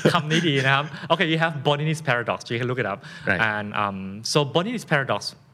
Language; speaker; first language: English; non-native, fluent; Thai